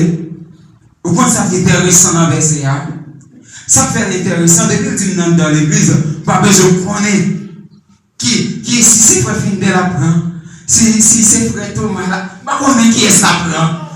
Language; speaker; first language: Haitian Creole; native; Haitian Creole